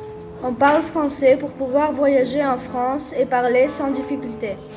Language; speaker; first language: French; non-native, learner; Greek